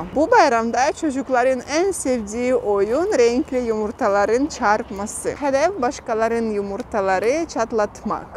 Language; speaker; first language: Turkish; non-native, fluent; Russian